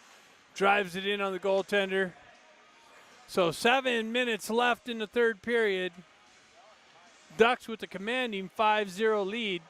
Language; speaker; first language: English; native; English